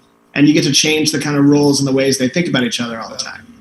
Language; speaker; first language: English; native; English